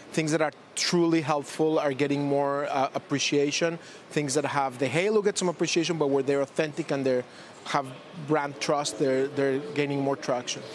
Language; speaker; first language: English; non-native, fluent; Spanish